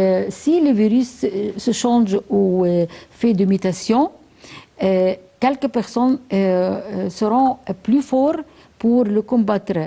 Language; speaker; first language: French; non-native, fluent; Arabic